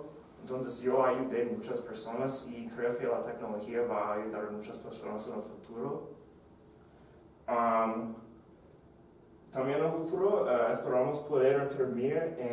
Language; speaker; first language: Spanish; non-native, fluent; English